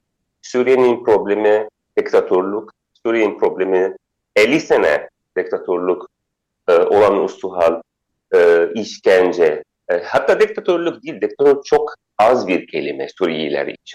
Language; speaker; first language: Turkish; non-native, fluent; Arabic